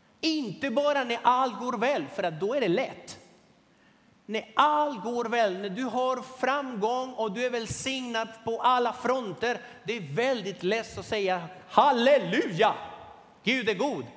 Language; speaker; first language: Swedish; non-native, fluent; Spanish